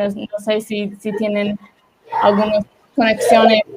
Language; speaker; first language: Spanish; non-native, learner; English